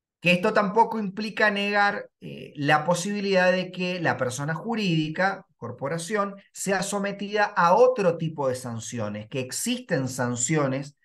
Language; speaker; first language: Spanish; native; Spanish